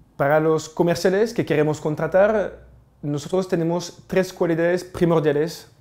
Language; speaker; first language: Spanish; non-native, fluent; French